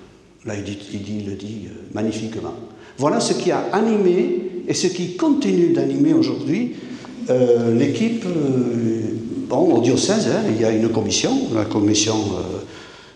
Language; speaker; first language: French; native; French